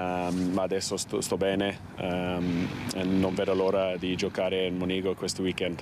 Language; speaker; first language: Italian; non-native, learner; English